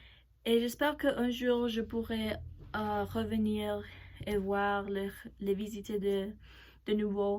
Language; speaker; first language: French; non-native, learner; Spanish